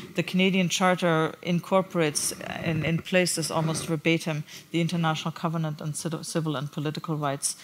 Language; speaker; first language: English; non-native, fluent; German